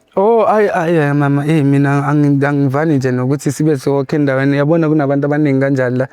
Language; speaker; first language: Zulu; non-native, local second language; Xhosa